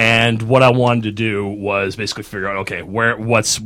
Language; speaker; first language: English; native; English